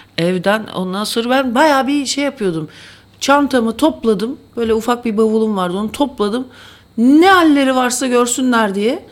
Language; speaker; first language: Turkish; native; Turkish